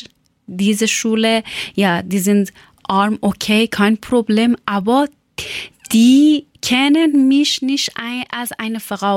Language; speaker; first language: German; non-native, learner; Persian